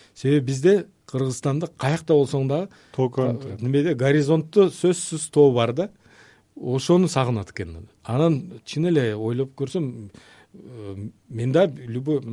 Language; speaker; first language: Kyrgyz; non-native, local second language; Uzbek